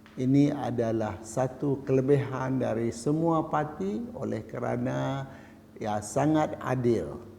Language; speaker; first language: Malay; non-native, local second language; Iban